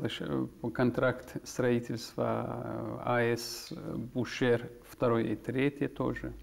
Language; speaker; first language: Russian; non-native, fluent; Persian